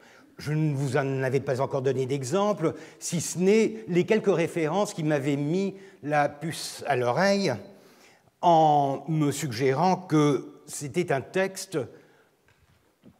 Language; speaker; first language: French; non-native, fluent; Turkish